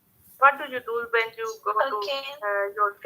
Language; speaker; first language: English; non-native, learner; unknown